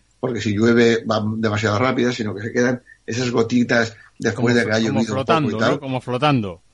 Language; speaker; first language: Spanish; native; Spanish